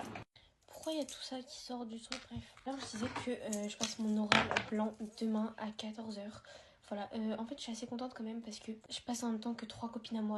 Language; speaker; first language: French; native; French